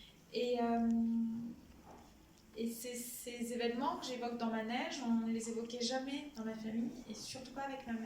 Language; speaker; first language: French; early bilingual, other home language; Spanish